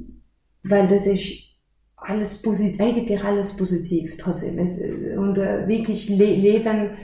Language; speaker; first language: German; non-native, fluent; French